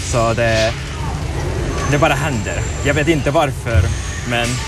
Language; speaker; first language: Swedish; non-native, learner; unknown